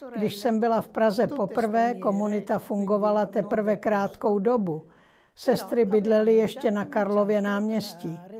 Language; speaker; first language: Czech; non-native, fluent; Italian